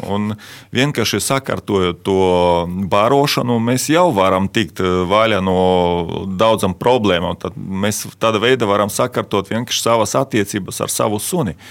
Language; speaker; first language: Latvian; non-native, local second language; Russian